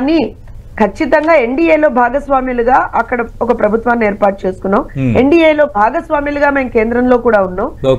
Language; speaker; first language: Telugu; native; Telugu